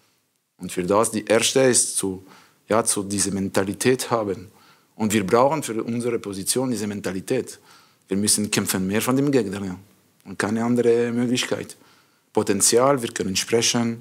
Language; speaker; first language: German; non-native, learner; French